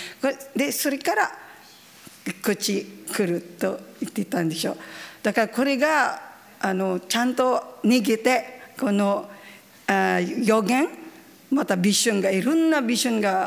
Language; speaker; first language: Japanese; non-native, learner; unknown